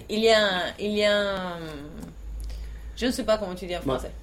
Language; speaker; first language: French; non-native, fluent; Spanish